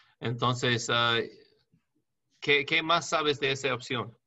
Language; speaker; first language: Spanish; non-native, learner; English